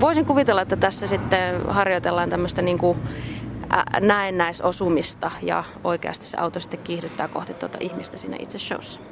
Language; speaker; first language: Finnish; native; Finnish